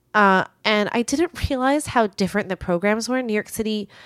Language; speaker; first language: English; early bilingual, other home language; Chinese